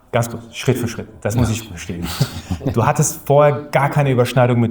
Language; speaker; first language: German; native; German